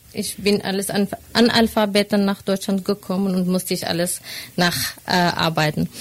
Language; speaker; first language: German; non-native, fluent; Arabic